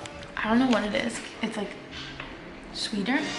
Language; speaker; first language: English; native; English